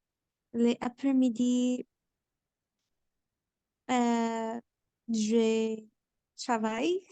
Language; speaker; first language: French; non-native, learner; English